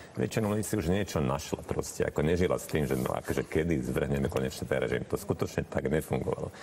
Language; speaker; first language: Slovak; non-native, local second language; Hungarian